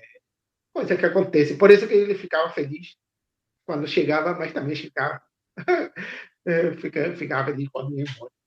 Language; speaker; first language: Portuguese; non-native, fluent; Spanish